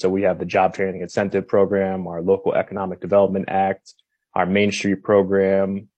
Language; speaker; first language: English; native; English